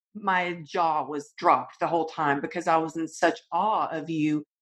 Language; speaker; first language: English; native; English